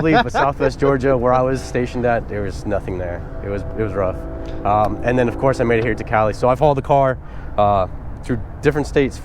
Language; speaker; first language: English; native; English